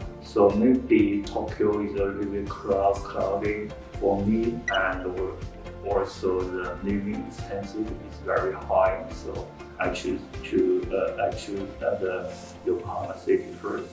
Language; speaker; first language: English; non-native, fluent; Chinese